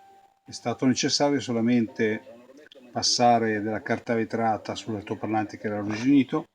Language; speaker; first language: Italian; native; Italian